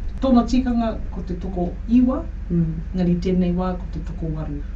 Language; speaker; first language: Māori; non-native, local second language; English